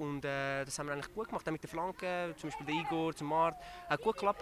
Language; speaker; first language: German; native; German